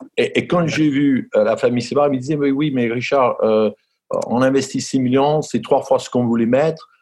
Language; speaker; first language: French; non-native, fluent; English